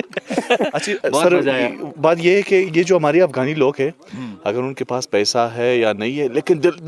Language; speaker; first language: Hindi; non-native, learner; Persian